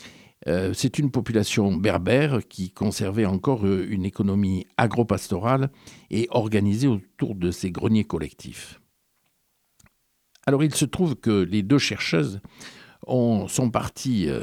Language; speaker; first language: French; native; French